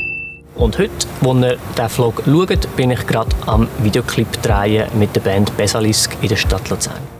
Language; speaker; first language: German; native; German